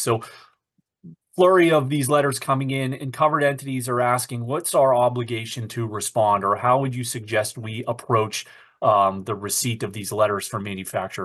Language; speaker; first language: English; native; English